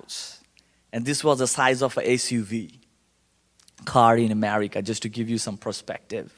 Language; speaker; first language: English; non-native, local second language; Bangla